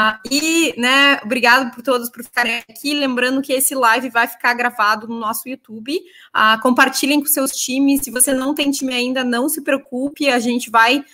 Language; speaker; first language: Portuguese; native; Portuguese